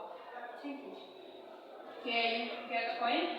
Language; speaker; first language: English; non-native, learner; Indonesian